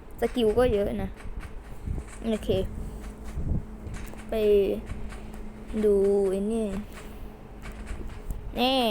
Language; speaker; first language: Thai; native; Thai